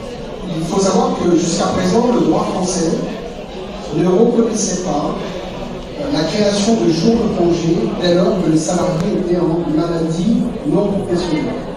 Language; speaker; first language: French; native; French